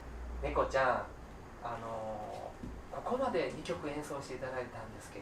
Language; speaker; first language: Japanese; native; Japanese